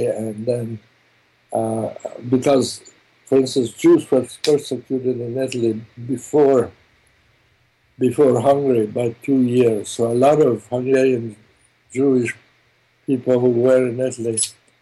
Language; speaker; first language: English; non-native, fluent; German